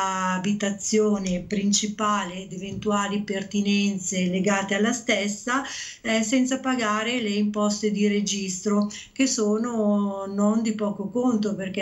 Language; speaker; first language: Italian; native; Italian